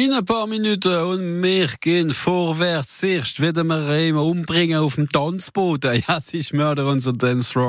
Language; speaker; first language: German; native; German